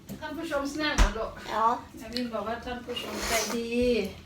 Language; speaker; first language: Swedish; non-native, learner; Thai